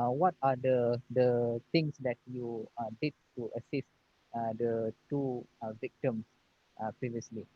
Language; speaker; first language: English; non-native, local second language; Malay